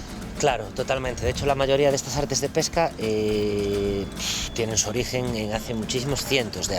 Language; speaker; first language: Spanish; native; Spanish